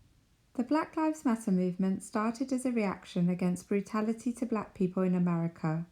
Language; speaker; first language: English; native; English